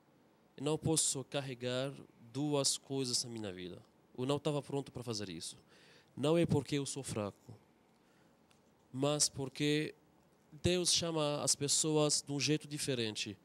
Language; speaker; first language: Portuguese; non-native, fluent; Arabic